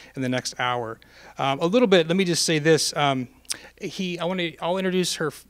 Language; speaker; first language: English; native; English